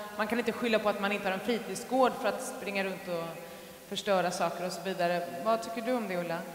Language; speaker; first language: Swedish; native; Swedish